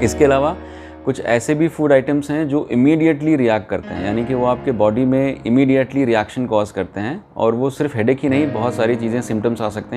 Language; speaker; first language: Hindi; native; Hindi